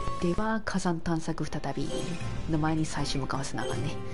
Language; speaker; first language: Japanese; native; Japanese